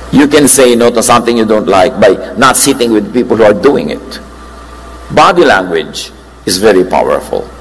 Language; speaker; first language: English; non-native, local second language; Filipino